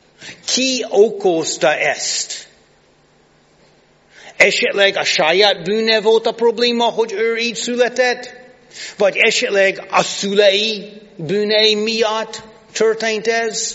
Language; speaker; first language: Hungarian; non-native, fluent; English